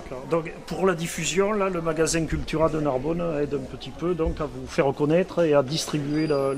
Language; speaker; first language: French; native; French